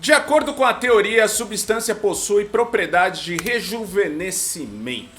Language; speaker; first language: Portuguese; native; Portuguese